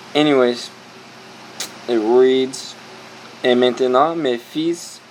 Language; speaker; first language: French; non-native, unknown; English